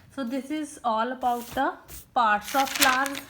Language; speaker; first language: English; non-native, local second language; Punjabi